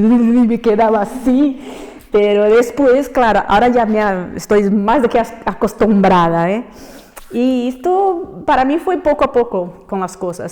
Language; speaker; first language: Spanish; non-native, fluent; Portuguese